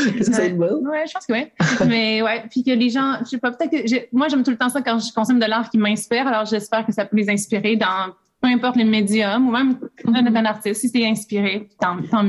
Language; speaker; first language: French; native; French